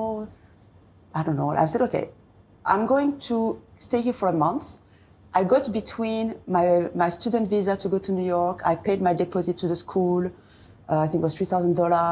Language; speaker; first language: English; non-native, fluent; French